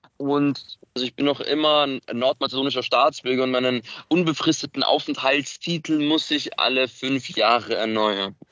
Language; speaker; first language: German; early bilingual, other home language; Macedonian